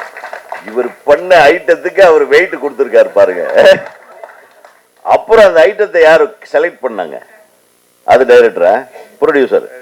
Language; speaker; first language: Tamil; native; Tamil